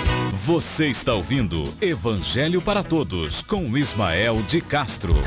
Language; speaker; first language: Portuguese; native; Portuguese